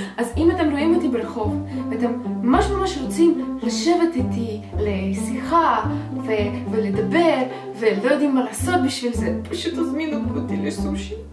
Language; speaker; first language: Hebrew; non-native, fluent; Russian